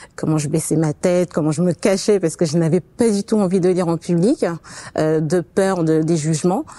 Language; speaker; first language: French; non-native, fluent; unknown